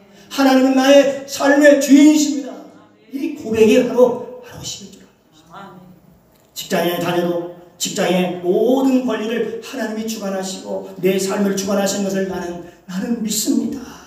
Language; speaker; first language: Korean; native; Korean